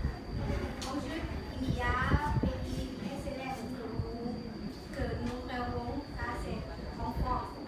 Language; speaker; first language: French; non-native, learner; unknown